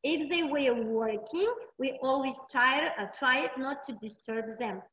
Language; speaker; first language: English; non-native, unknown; Uzbek